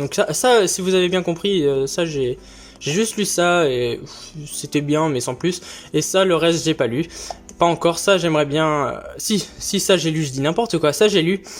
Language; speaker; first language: French; native; French